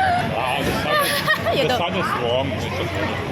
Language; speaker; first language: English; non-native, learner; German